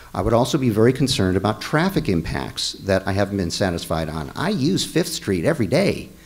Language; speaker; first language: English; native; English